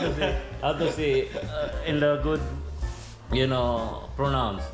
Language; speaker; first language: English; non-native, learner; Filipino